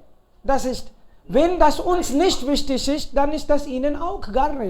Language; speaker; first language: German; non-native, fluent; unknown